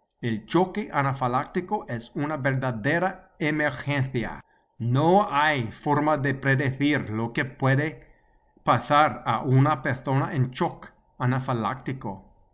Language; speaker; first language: Spanish; non-native, learner; English